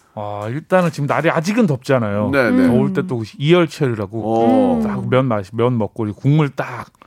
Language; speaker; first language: Korean; native; Korean